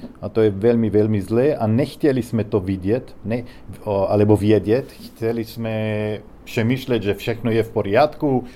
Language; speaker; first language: Czech; non-native, learner; Hebrew